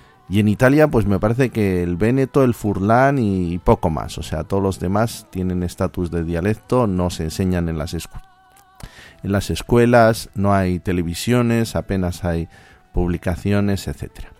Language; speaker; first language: Spanish; native; Spanish